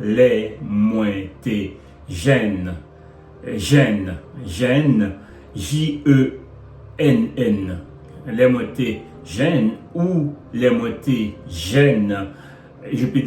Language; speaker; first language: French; non-native, local second language; Haitian Creole